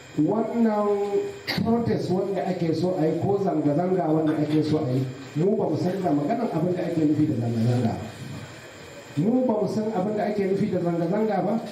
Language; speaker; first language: Hausa; non-native, local second language; Fula